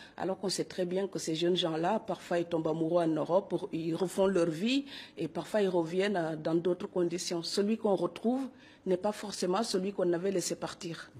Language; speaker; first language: French; non-native, local second language; Serer